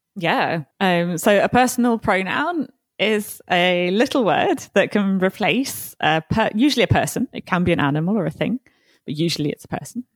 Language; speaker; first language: English; native; English